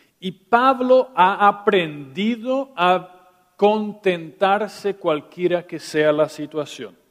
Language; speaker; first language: Spanish; non-native, local second language; German